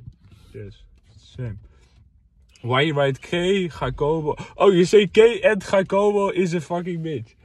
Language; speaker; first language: English; non-native, fluent; Dutch